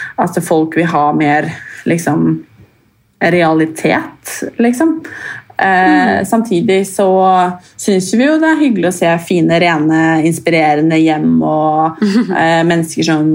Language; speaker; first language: Norwegian; native; Norwegian